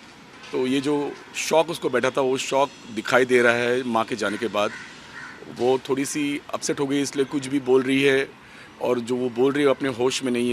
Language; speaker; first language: Hindi; native; Hindi